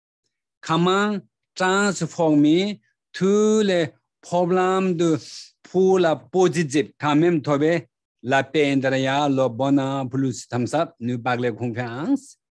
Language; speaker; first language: French; non-native, learner; Tibetan